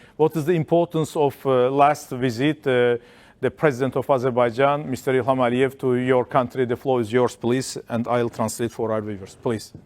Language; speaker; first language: English; non-native, fluent; Azerbaijani